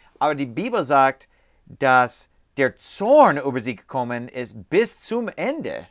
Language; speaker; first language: German; non-native, learner; English